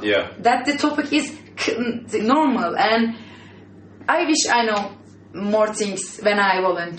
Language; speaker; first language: English; non-native, fluent; Turkish